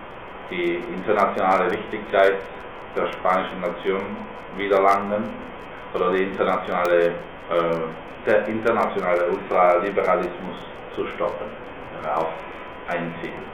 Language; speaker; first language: German; non-native, fluent; Spanish